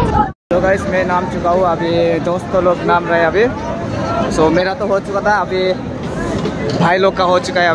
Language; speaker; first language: Hindi; non-native, local second language; Nepali